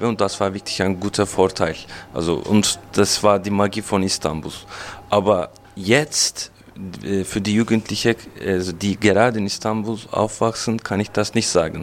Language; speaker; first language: German; non-native, fluent; Turkish